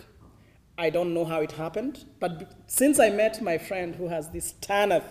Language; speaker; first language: English; non-native, local second language; Kikuyu